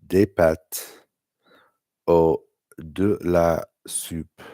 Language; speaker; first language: French; non-native, learner; English